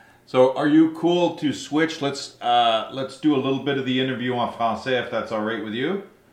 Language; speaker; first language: English; early bilingual, other home language; French